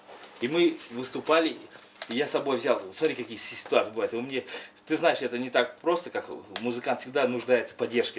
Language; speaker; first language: Russian; non-native, local second language; Kyrgyz